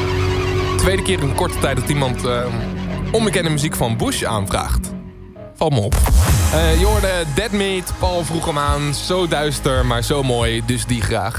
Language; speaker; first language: Dutch; native; Dutch